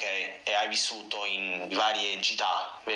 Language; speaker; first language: Italian; non-native, fluent; English